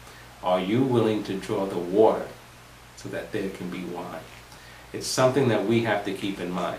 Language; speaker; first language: English; native; English